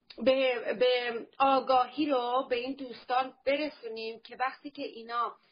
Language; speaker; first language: Persian; early bilingual, heritage; Persian